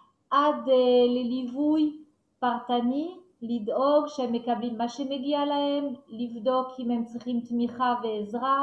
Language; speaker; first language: Hebrew; non-native, fluent; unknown